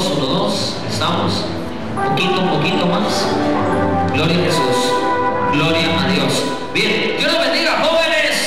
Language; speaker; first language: Spanish; native; Spanish